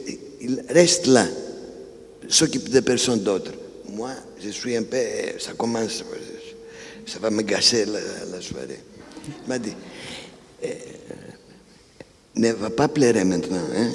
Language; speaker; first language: French; non-native, fluent; Greek